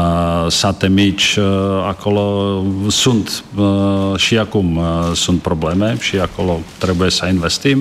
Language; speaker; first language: Romanian; non-native, learner; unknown